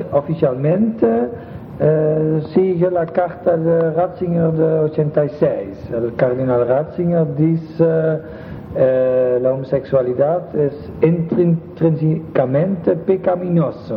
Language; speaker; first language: Spanish; non-native, fluent; Dutch